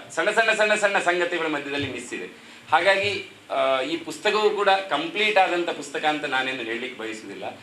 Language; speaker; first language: Kannada; native; Kannada